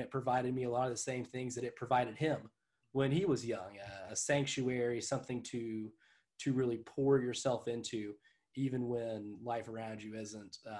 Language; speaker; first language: English; native; English